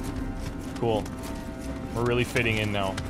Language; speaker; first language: English; native; English